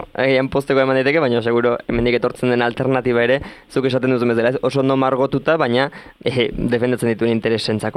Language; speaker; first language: Basque; native; Basque